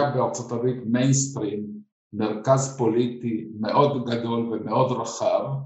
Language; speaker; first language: Hebrew; non-native, fluent; Spanish